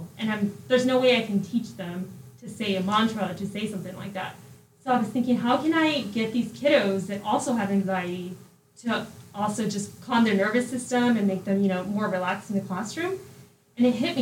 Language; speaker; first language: English; early bilingual, other home language; Spanish